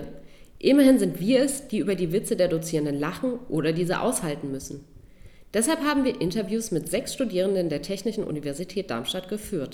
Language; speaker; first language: German; native; German